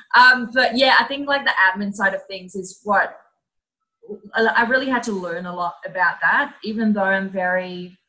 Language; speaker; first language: English; non-native, fluent; Dutch